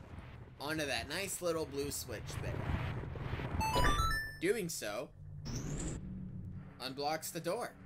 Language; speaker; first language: English; native; English